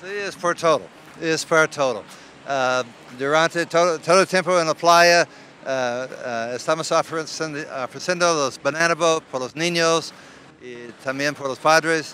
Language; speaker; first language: Spanish; non-native, learner; English